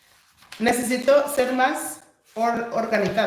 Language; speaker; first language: Spanish; non-native, fluent; English